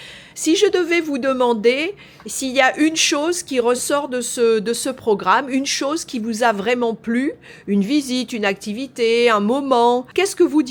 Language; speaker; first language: French; native; French